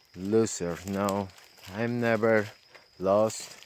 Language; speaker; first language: English; non-native, learner; Spanish